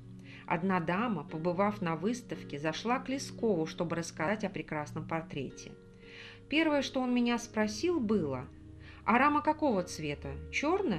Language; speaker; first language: Russian; native; Russian